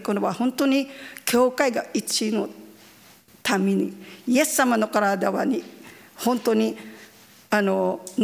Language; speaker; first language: Japanese; non-native, learner; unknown